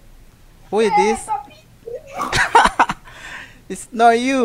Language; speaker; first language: English; non-native, local second language; Malay